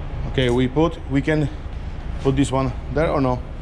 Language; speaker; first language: English; non-native, learner; Polish